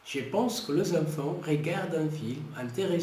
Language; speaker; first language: French; non-native, fluent; Portuguese